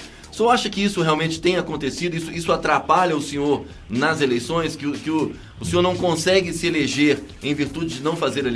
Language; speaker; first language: Portuguese; native; Portuguese